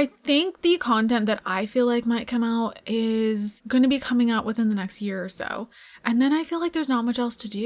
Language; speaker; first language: English; native; English